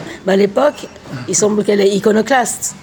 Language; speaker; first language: French; native; French